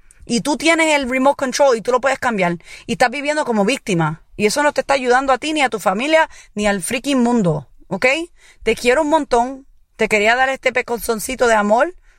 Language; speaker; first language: Spanish; early bilingual, heritage; Spanish